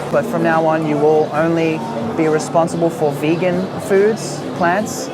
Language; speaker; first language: English; native; English